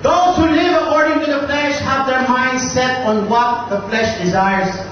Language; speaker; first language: English; non-native, local second language; Filipino